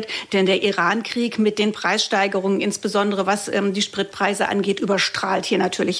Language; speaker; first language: German; native; German